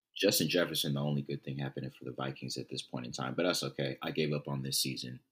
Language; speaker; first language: English; native; English